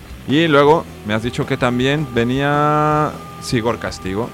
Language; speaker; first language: Spanish; native; Spanish